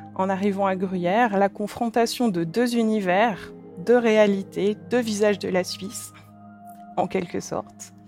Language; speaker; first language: French; native; French